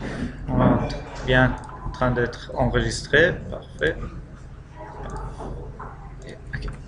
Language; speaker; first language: French; non-native, fluent; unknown